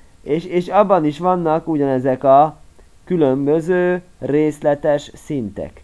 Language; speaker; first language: Hungarian; native; Hungarian